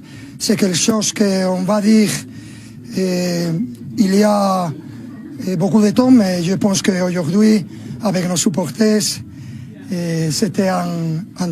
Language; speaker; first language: French; non-native, learner; Spanish